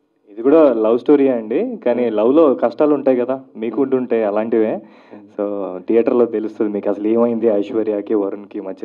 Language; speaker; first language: Telugu; native; Telugu